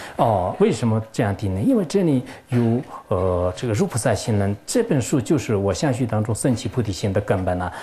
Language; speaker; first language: Chinese; non-native, local second language; Tibetan